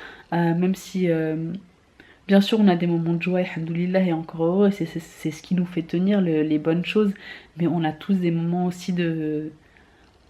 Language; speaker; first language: French; native; French